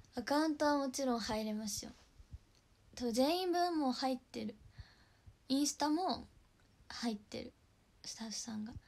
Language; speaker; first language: Japanese; native; Japanese